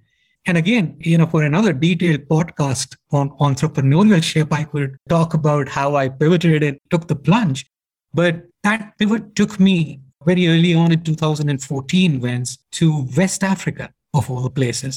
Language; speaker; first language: English; non-native, local second language; Hindi